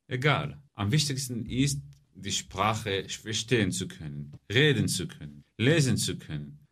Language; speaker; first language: German; non-native, fluent; Hebrew